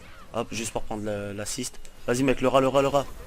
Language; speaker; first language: French; native; French